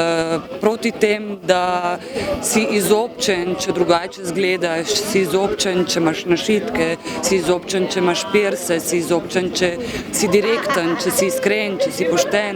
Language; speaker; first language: Slovenian; native; Slovenian